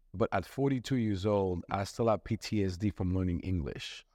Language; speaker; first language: English; non-native, fluent; Haitian Creole